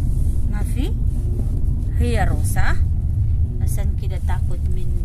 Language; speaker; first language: Arabic; non-native, learner; Filipino